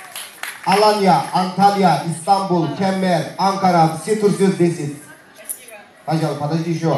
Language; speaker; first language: Russian; non-native, learner; Turkish